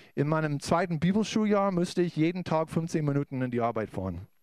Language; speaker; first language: German; non-native, fluent; English